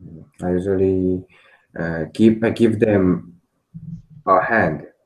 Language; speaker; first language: English; non-native, learner; Korean